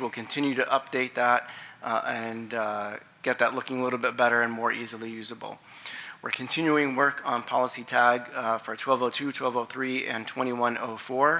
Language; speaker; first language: English; native; English